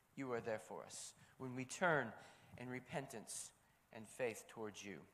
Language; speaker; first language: English; native; English